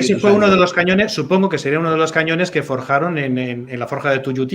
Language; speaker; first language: Spanish; native; Spanish